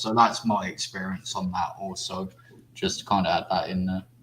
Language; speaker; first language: English; native; English